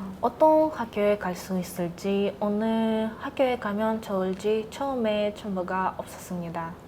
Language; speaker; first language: Korean; non-native, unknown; Russian